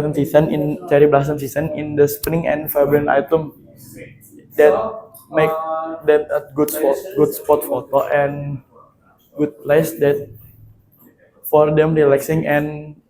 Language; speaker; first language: English; non-native, learner; Indonesian